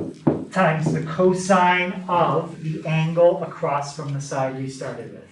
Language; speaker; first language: English; native; English